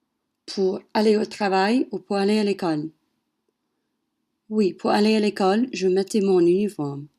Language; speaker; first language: French; non-native, learner; English